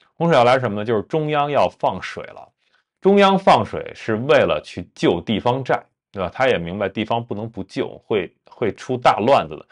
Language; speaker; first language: Chinese; native; Chinese